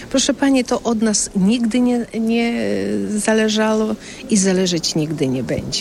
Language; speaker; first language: Polish; early bilingual, heritage; Polish